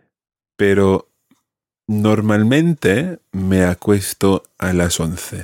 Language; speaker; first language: Spanish; non-native, fluent; English